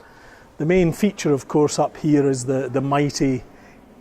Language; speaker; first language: English; native; English